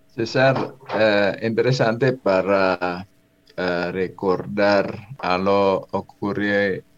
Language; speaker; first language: Spanish; non-native, fluent; Indonesian